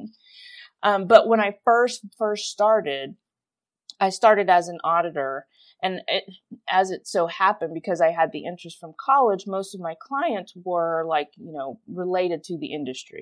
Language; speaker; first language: English; native; English